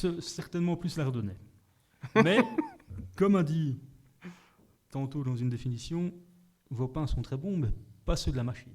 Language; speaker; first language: French; native; French